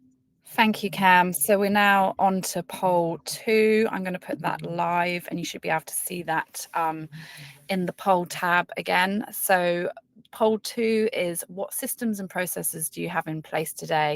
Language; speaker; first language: English; native; English